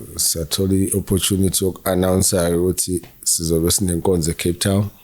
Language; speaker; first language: Zulu; native; Zulu